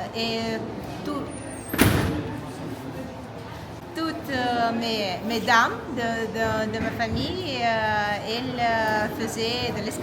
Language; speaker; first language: French; non-native, fluent; Russian